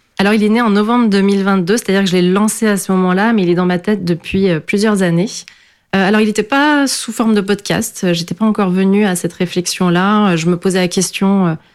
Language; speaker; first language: French; early bilingual, other home language; Portuguese